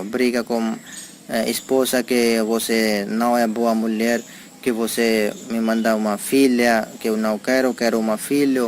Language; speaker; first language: Portuguese; non-native, learner; Hindi